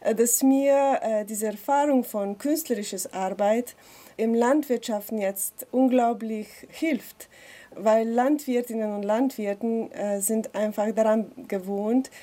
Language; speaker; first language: German; non-native, learner; Slovenian